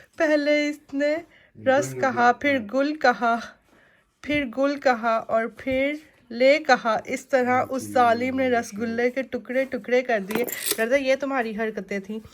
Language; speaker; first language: Urdu; native; Urdu